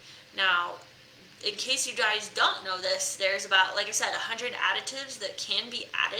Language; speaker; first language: English; native; English